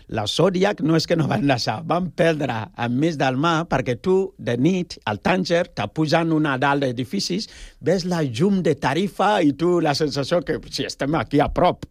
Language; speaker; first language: Catalan; non-native, learner; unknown